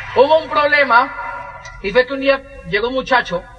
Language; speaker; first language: Spanish; native; Spanish